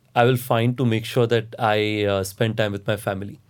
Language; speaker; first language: English; non-native, local second language; Hindi